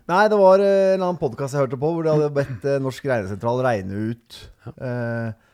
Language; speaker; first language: Norwegian; native; Norwegian